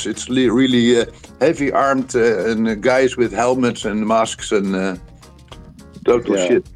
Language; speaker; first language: English; non-native, fluent; Dutch